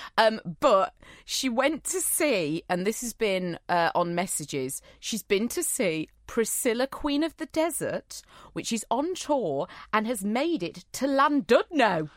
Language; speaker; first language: English; native; English